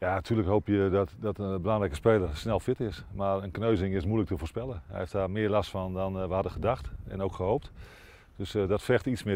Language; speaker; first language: Dutch; native; Dutch